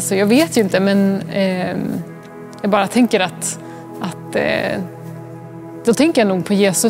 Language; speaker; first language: Swedish; native; Swedish